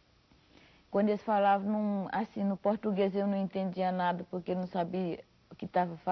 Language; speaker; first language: Portuguese; non-native, local second language; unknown